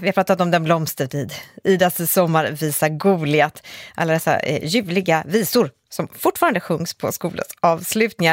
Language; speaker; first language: Swedish; native; Swedish